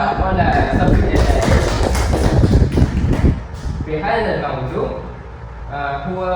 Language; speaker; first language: Arabic; non-native, learner; Malay